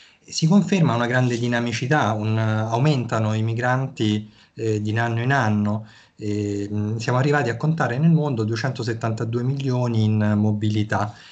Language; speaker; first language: Italian; native; Italian